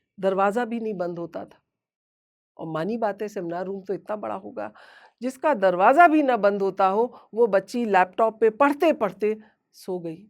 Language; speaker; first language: Hindi; native; Hindi